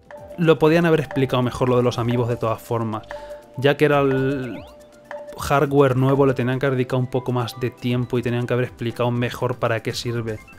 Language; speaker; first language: Spanish; native; Spanish